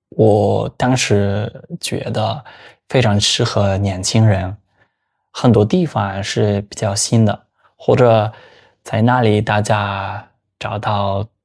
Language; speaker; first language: Chinese; non-native, fluent; Spanish